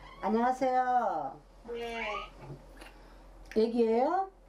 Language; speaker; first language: Korean; native; Korean